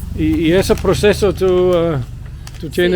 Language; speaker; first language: Spanish; non-native, learner; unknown